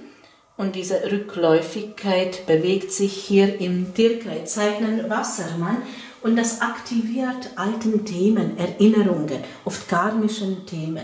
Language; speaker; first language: German; non-native, fluent; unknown